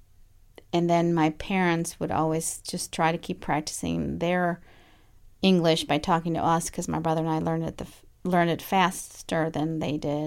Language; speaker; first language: English; early bilingual, other home language; Spanish